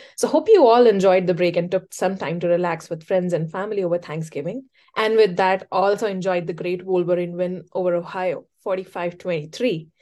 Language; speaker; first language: English; non-native, local second language; Hindi